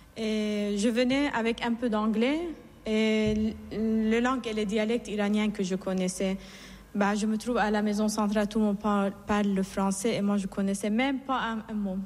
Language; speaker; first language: French; non-native, fluent; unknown